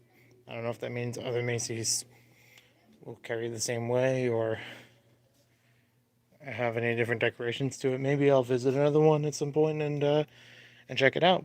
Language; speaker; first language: English; native; English